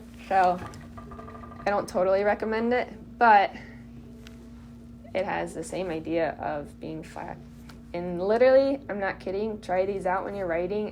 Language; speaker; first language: English; native; English